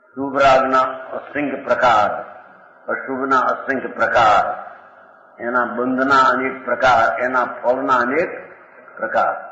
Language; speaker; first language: Hindi; non-native, local second language; Gujarati